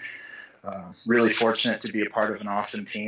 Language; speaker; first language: English; native; English